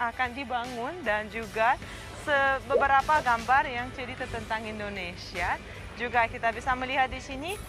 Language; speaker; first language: Indonesian; non-native, fluent; Russian